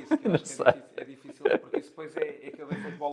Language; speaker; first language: Portuguese; native; Portuguese